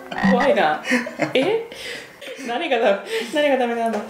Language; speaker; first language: Japanese; non-native, fluent; English